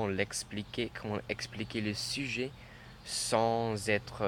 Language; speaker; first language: French; non-native, learner; English